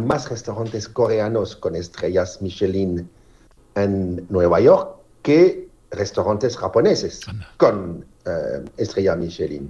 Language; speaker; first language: Spanish; non-native, fluent; French